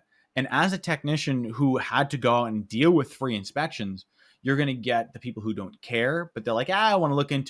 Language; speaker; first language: English; native; English